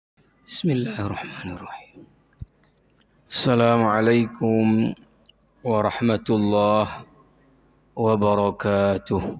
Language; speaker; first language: Arabic; non-native, fluent; Indonesian